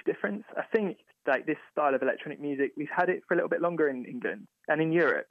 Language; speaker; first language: English; native; English